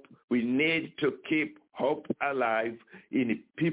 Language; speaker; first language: English; non-native, local second language; Ganda